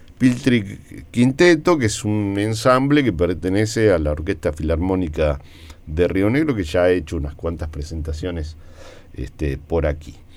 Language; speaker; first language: Spanish; native; Spanish